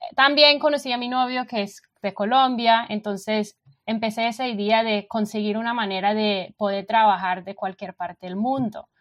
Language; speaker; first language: Spanish; non-native, fluent; English